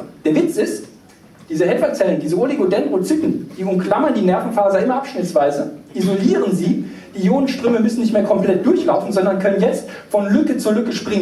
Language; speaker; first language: German; native; German